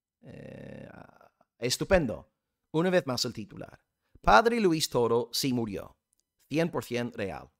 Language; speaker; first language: Spanish; non-native, fluent; English